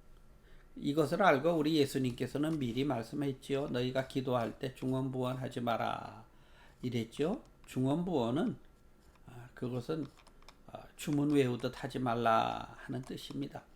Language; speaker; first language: Korean; native; Korean